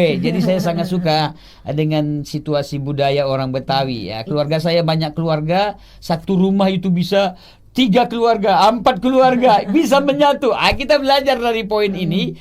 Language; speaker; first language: Indonesian; non-native, local second language; Achinese